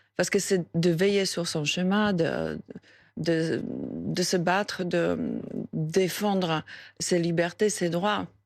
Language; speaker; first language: French; non-native, fluent; Slovak